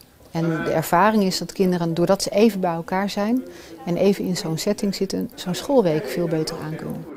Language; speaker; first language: Dutch; native; Dutch